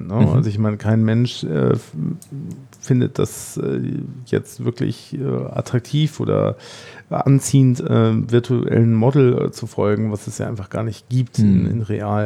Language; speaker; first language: German; native; German